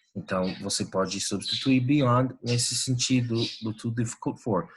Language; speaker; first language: Portuguese; non-native, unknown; English